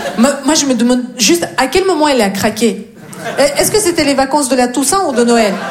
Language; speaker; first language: French; non-native, fluent; Russian